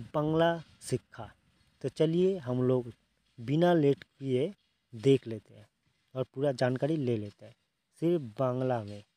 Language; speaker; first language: Hindi; non-native, local second language; Bangla